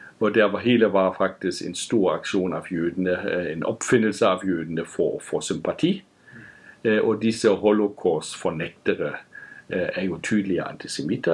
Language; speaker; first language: Norwegian; non-native, fluent; German